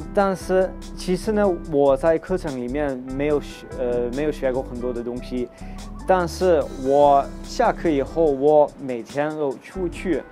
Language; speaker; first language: Chinese; non-native, fluent; Dutch